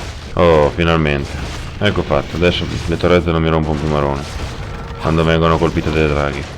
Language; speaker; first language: Italian; native; Italian